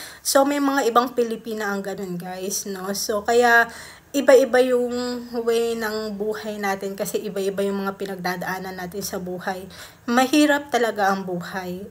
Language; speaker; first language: Filipino; native; Filipino